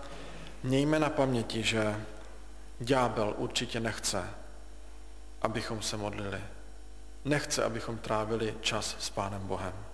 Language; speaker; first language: Czech; native; Czech